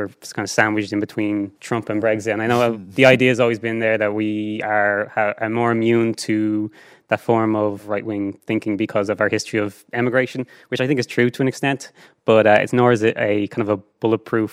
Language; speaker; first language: English; native; English